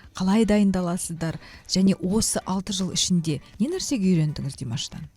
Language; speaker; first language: Kazakh; native; Kazakh